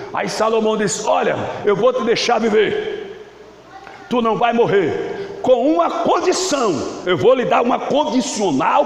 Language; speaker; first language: Portuguese; native; Portuguese